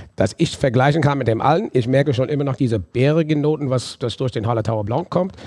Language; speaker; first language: German; non-native, fluent; English